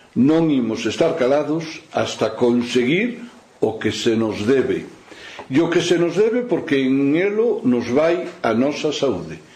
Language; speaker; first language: Galician; native; Galician